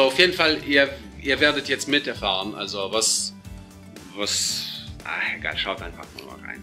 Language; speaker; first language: German; non-native, fluent; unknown